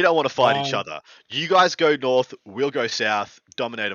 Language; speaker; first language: English; native; English